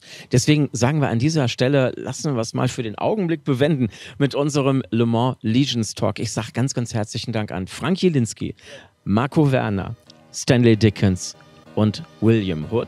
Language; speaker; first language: German; native; German